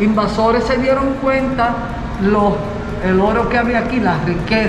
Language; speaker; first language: Spanish; native; Spanish